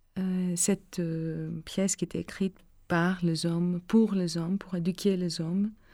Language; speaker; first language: French; non-native, learner; Greek